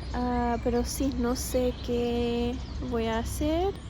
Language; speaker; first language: Spanish; non-native, fluent; English